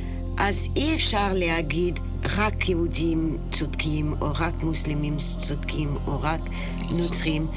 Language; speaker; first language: Hebrew; non-native, fluent; French